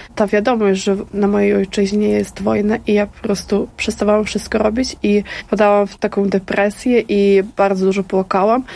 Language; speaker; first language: Polish; non-native, fluent; Ukrainian